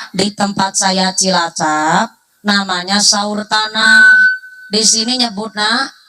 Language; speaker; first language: Indonesian; non-native, local second language; Javanese